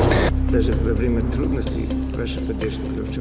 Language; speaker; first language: Russian; early bilingual, heritage; Russian